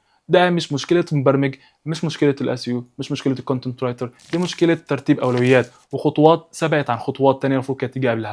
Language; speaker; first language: Arabic; native; Arabic